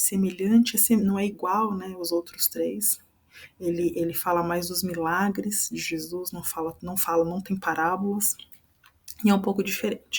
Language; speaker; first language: Portuguese; native; Portuguese